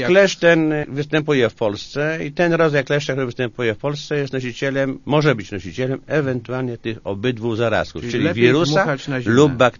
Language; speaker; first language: Polish; native; Polish